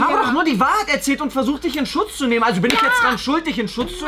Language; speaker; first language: German; native; German